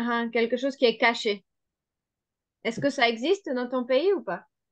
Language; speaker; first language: French; non-native, fluent; Spanish